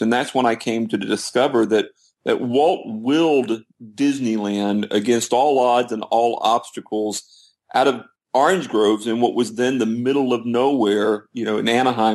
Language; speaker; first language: English; native; English